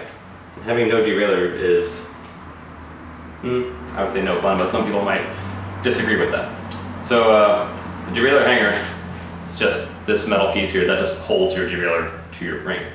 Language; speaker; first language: English; native; English